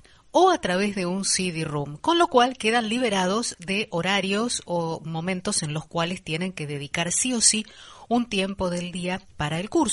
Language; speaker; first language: Spanish; native; Spanish